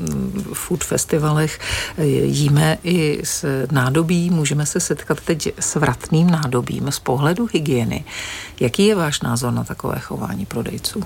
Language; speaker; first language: Czech; native; Czech